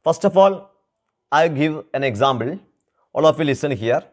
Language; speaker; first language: English; non-native, local second language; Malayalam